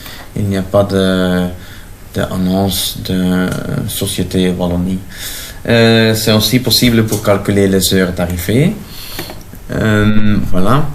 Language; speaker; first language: French; non-native, local second language; Dutch